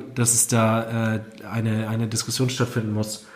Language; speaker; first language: German; native; German